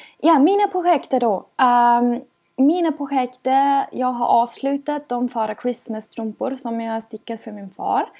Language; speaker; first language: Swedish; non-native, fluent; German